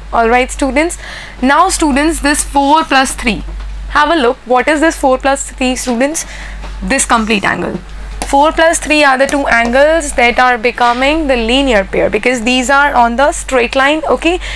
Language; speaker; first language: English; non-native, local second language; Hindi